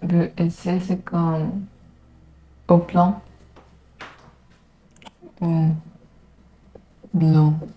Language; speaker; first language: French; non-native, learner; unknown